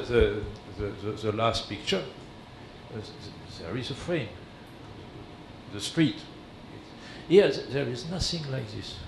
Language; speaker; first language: English; non-native, learner; French